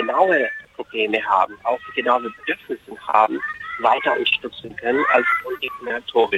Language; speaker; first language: German; non-native, fluent; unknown